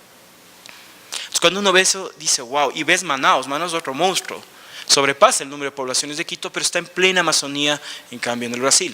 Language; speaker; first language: Spanish; native; Spanish